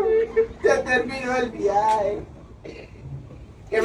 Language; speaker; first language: Spanish; native; Spanish